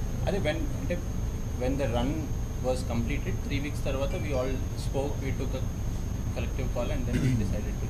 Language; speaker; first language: Telugu; native; Telugu